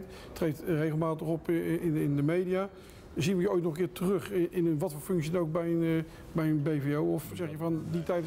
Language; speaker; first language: Dutch; native; Dutch